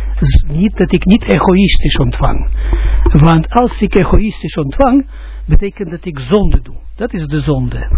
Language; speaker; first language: Dutch; non-native, fluent; Russian